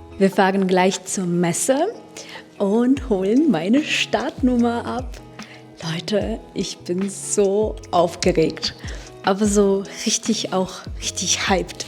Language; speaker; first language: German; non-native, fluent; Russian